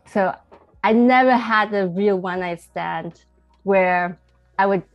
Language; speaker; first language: English; early bilingual, heritage; Chinese